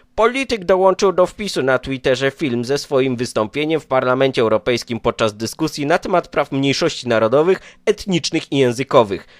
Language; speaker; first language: Polish; native; Polish